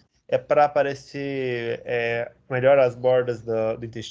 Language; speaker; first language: Portuguese; native; Portuguese